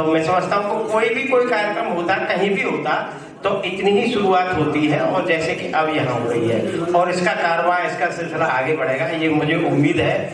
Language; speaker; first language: Hindi; native; Hindi